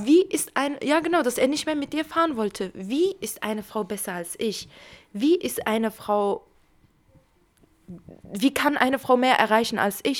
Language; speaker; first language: German; early bilingual, other home language; Kurdish